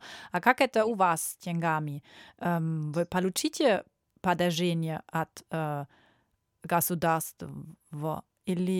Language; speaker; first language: Russian; non-native, learner; German